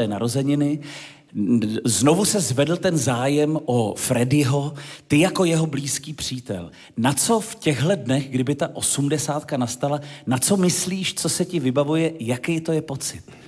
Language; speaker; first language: Czech; native; Czech